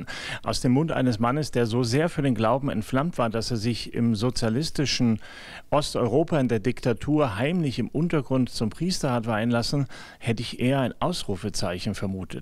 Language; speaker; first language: German; native; German